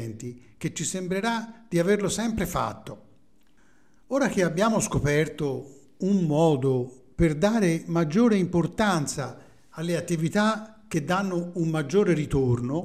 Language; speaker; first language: Italian; native; Italian